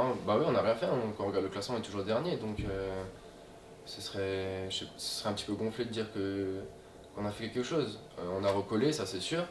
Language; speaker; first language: French; native; French